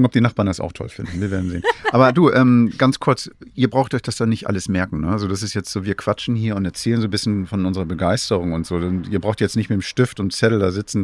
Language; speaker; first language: German; native; German